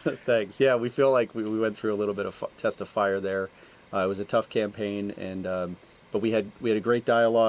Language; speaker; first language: English; native; English